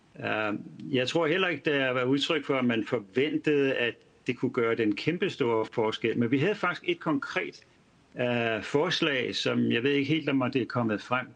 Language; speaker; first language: Danish; native; Danish